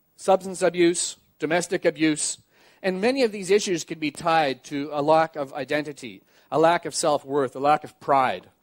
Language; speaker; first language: English; native; English